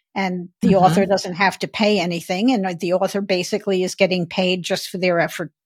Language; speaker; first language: English; native; English